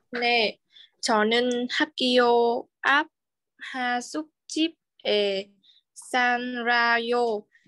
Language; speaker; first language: Korean; non-native, learner; Vietnamese